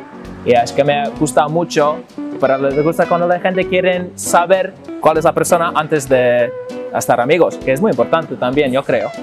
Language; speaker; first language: Spanish; non-native, fluent; English